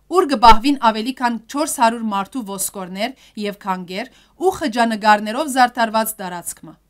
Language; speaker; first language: Armenian; early bilingual, heritage; Armenian